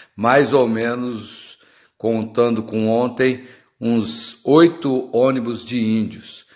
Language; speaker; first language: Portuguese; native; Portuguese